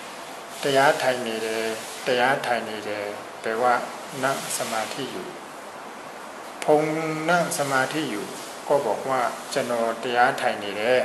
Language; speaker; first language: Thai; non-native, fluent; Burmese